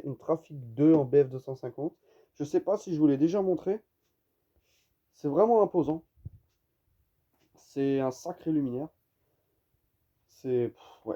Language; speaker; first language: French; native; French